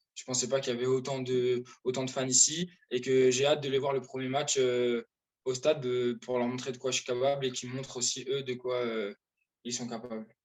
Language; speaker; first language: French; native; French